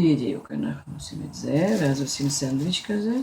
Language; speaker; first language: Hebrew; non-native, fluent; Russian